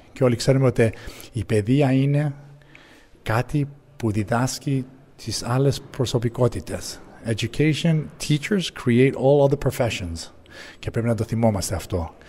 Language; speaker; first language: Greek; early bilingual, heritage; English